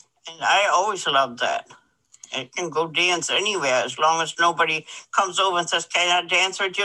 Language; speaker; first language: English; non-native, fluent; German